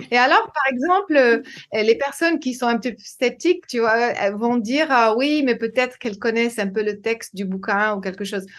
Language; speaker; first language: French; non-native, fluent; English